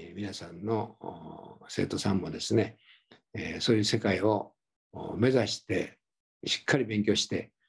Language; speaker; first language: Japanese; native; Japanese